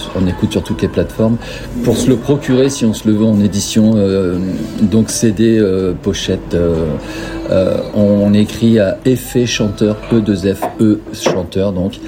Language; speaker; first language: French; non-native, fluent; Portuguese